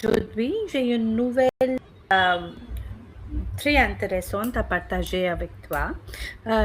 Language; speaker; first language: French; non-native, fluent; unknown